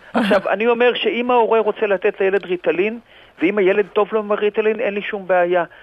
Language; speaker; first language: Hebrew; native; Hebrew